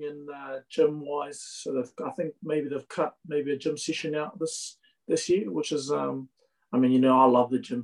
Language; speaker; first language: English; native; English